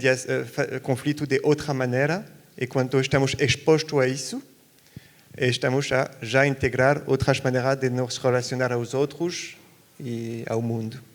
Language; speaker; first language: Portuguese; non-native, fluent; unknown